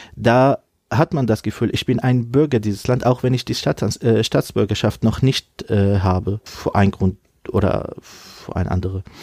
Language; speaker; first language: German; non-native, fluent; Arabic